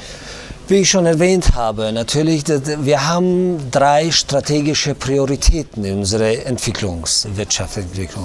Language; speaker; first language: German; non-native, fluent; Tajik